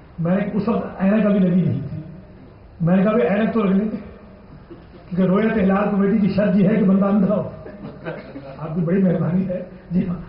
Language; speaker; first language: Urdu; non-native, local second language; Punjabi